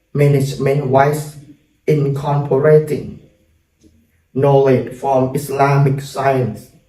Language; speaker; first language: English; non-native, learner; Thai